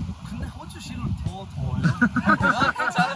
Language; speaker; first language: Korean; non-native, learner; English